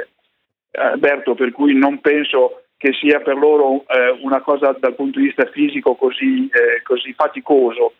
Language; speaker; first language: Italian; native; Italian